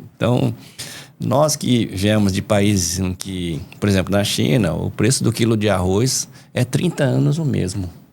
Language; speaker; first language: Portuguese; early bilingual, other home language; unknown